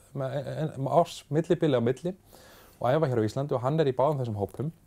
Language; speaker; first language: Icelandic; native; Icelandic